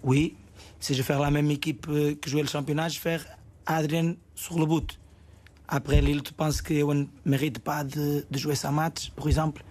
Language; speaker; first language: French; non-native, fluent; Portuguese